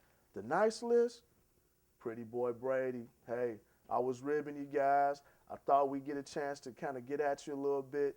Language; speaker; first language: English; native; English